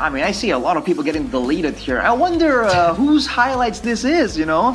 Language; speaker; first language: English; native; English